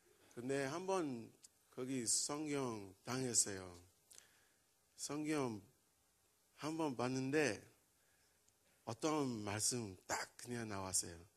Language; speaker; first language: Korean; non-native, learner; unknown